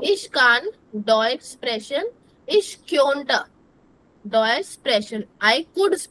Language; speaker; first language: German; non-native, fluent; Hindi